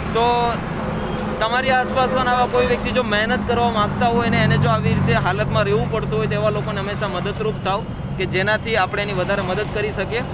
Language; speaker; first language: Gujarati; native; Gujarati